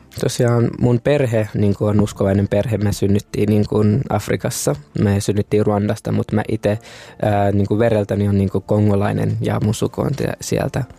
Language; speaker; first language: Finnish; early bilingual, other home language; Kinyarwanda